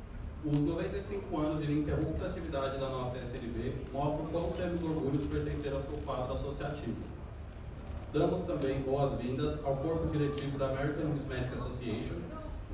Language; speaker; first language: Portuguese; native; Portuguese